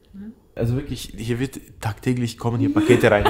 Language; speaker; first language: German; early bilingual, other home language; Persian